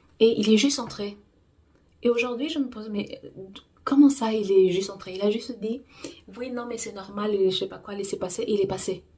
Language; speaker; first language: French; non-native, fluent; Portuguese